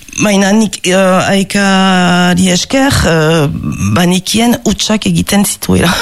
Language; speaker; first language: Basque; non-native, local second language; French